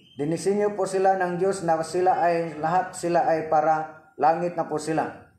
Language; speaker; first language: Filipino; non-native, local second language; Cebuano